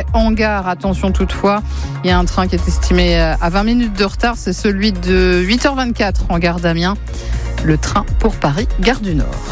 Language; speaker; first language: French; native; French